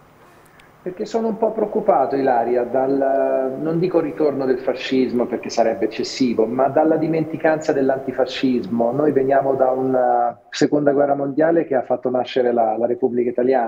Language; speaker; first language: Italian; native; Italian